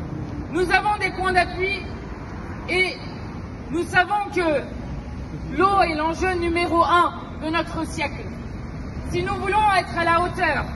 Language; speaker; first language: French; native; French